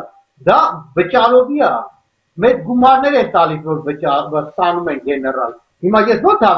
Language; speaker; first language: Armenian; native; Armenian